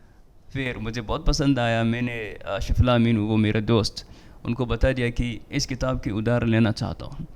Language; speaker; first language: Hindi; non-native, fluent; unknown